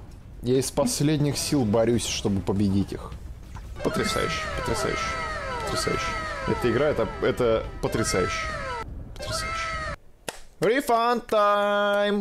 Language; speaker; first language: Russian; native; Russian